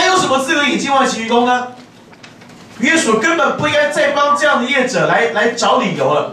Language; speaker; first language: Chinese; native; Chinese